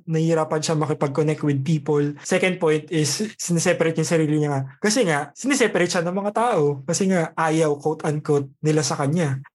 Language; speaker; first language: Filipino; native; Filipino